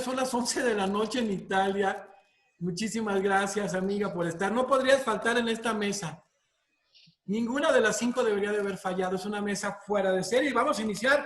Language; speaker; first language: Spanish; native; Spanish